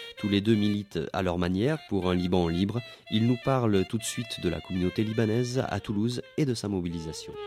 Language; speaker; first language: French; native; French